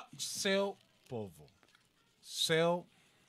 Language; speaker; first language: Portuguese; non-native, learner; Spanish